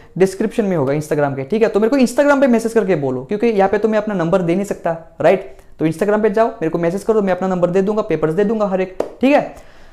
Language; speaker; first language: Hindi; non-native, local second language; Assamese